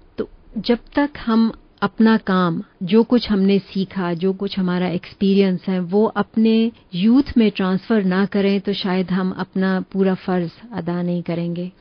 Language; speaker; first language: Urdu; native; Urdu